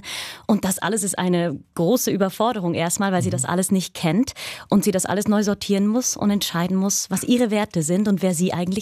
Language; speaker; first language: German; native; German